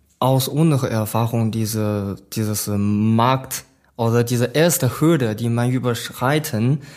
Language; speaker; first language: German; non-native, learner; Chinese